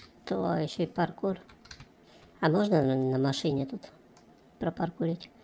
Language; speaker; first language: Russian; native; Russian